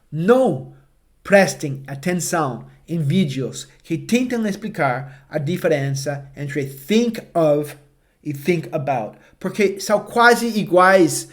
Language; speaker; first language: Portuguese; non-native, fluent; English